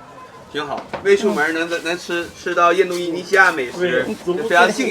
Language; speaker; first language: Chinese; native; Chinese